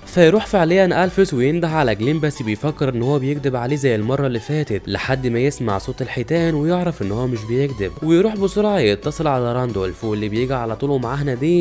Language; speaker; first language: Arabic; native; Arabic